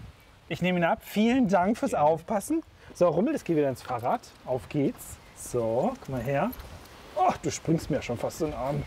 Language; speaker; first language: German; native; German